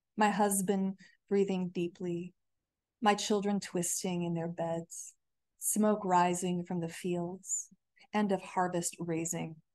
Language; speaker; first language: English; native; English